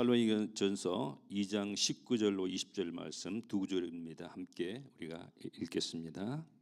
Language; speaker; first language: Korean; native; Korean